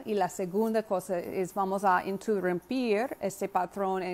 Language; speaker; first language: Spanish; non-native, fluent; English